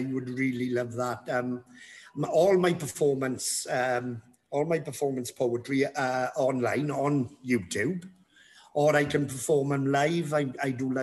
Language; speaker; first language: English; native; English